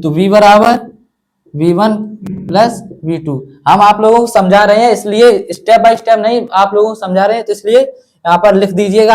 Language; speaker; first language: Hindi; native; Hindi